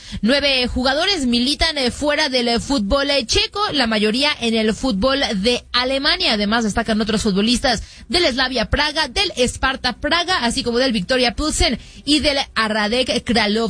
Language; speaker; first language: Spanish; native; Spanish